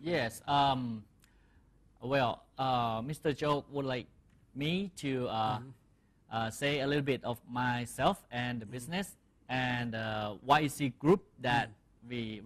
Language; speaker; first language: English; non-native, fluent; Thai